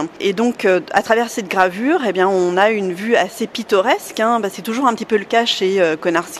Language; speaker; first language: French; native; French